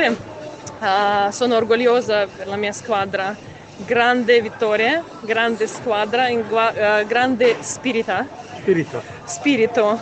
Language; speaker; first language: Italian; non-native, learner; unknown